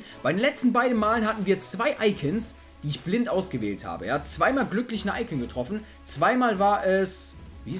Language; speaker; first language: German; native; German